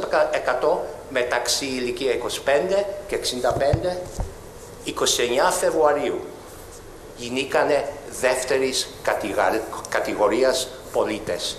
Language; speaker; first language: Greek; early bilingual, heritage; Greek